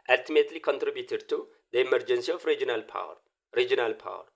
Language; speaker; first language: English; non-native, local second language; Amharic